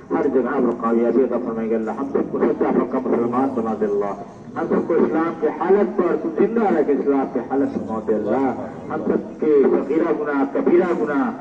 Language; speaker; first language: Urdu; native; Urdu